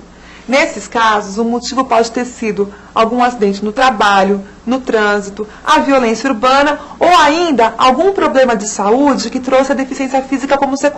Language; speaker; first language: Portuguese; native; Portuguese